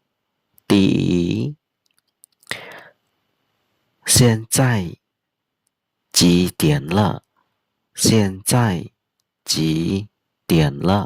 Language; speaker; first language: Chinese; non-native, fluent; Khmer